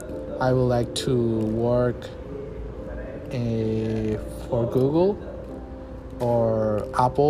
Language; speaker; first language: English; non-native, learner; Spanish